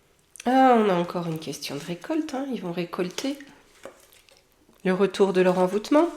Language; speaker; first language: French; native; French